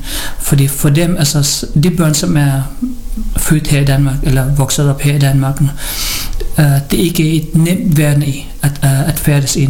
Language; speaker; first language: Danish; non-native, learner; Filipino